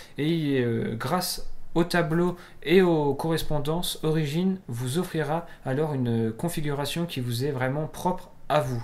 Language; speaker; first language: French; native; French